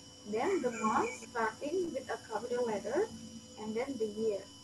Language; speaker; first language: English; non-native, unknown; Indonesian